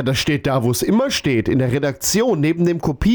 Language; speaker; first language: German; native; German